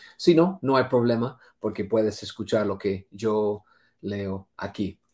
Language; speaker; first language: Spanish; non-native, fluent; English